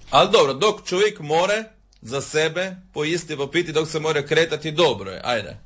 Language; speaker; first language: Serbian; native; Serbian